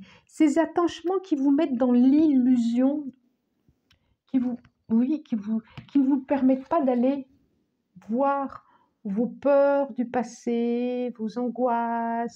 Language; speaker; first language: French; native; French